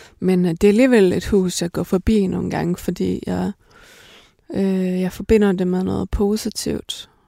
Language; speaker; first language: Danish; native; Danish